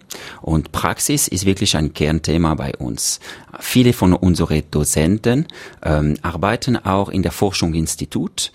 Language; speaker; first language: German; non-native, local second language; French